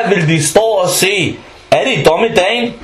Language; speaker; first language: Danish; non-native, fluent; Arabic